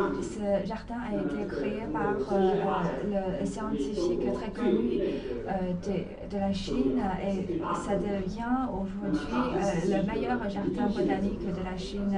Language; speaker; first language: French; non-native, fluent; Chinese